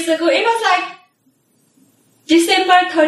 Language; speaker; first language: English; non-native, fluent; Nepali